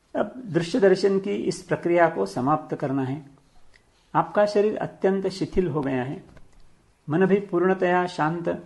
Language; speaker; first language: Hindi; non-native, local second language; Marathi